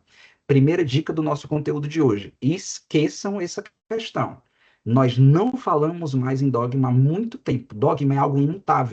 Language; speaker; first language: Portuguese; native; Portuguese